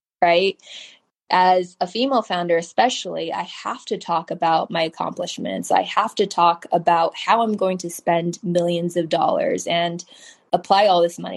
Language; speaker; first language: English; early bilingual, other home language; Chinese